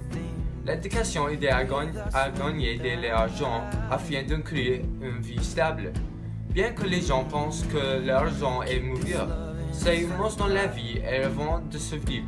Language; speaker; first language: French; non-native, local second language; English